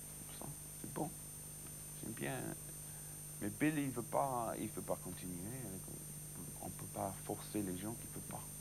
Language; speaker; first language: French; non-native, learner; English